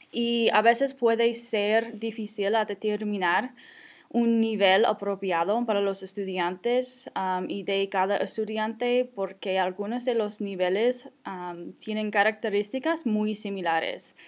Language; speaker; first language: Spanish; non-native, fluent; English